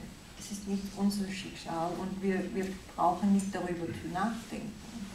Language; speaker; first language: German; non-native, fluent; Danish